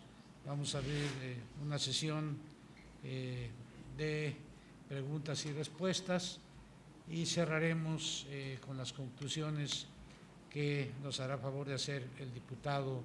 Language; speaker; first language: Spanish; native; Spanish